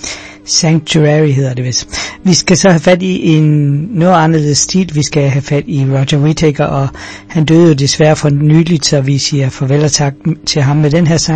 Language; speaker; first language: Danish; native; Danish